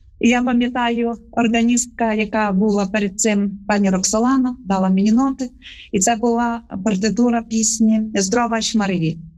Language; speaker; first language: Ukrainian; native; Ukrainian